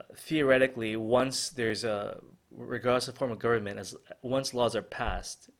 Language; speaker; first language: English; non-native, local second language; Filipino